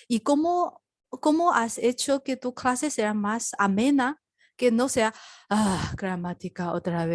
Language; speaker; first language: Spanish; non-native, learner; Chinese